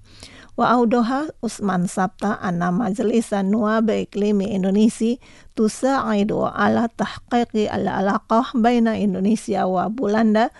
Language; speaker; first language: Arabic; non-native, fluent; Indonesian